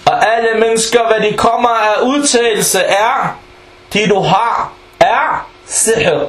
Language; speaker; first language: Danish; non-native, fluent; Arabic